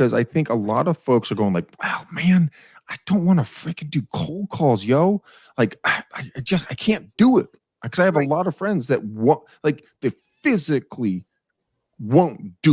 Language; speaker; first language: English; native; English